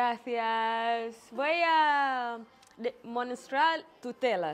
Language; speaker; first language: Spanish; non-native, learner; Swahili